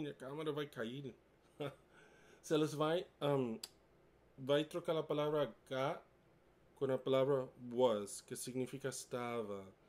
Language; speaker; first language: Portuguese; non-native, learner; English